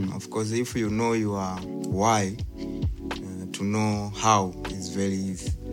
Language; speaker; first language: English; non-native, local second language; Swahili